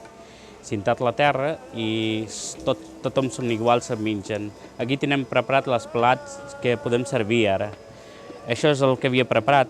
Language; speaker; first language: Catalan; non-native, learner; Punjabi